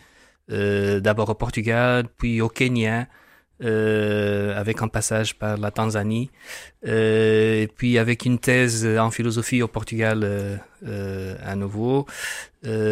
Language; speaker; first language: French; non-native, fluent; Portuguese